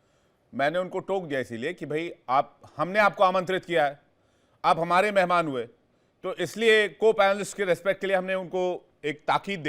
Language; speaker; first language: Hindi; native; Hindi